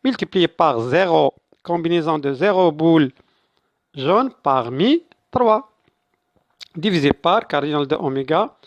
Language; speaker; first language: French; non-native, local second language; Arabic